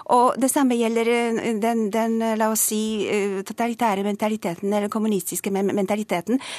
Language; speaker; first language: Norwegian; non-native, fluent; Polish